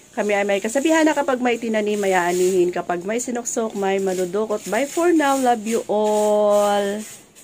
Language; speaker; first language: Filipino; native; Filipino